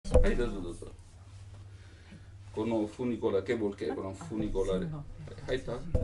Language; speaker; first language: Japanese; non-native, learner; Italian